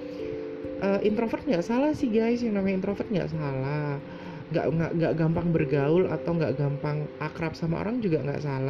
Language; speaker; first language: Indonesian; native; Indonesian